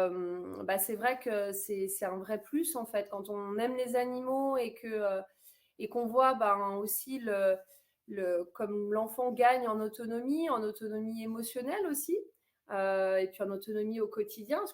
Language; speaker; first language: French; native; French